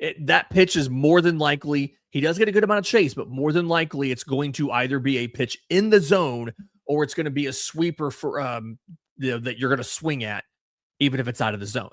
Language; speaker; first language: English; native; English